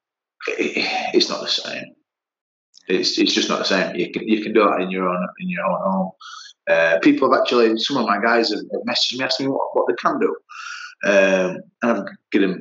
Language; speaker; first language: English; native; English